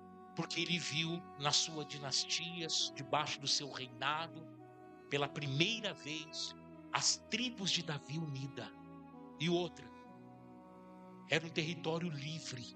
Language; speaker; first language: Portuguese; native; Portuguese